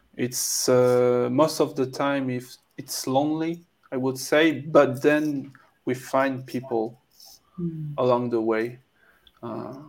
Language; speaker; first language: English; non-native, fluent; French